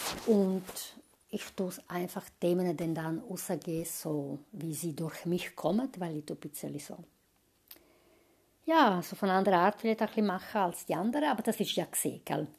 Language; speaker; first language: German; non-native, fluent; Croatian